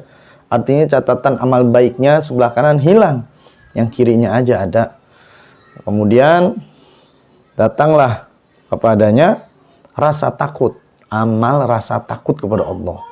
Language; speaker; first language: Indonesian; native; Indonesian